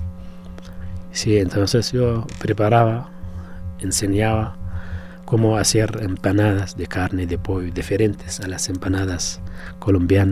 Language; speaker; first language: Spanish; non-native, fluent; Arabic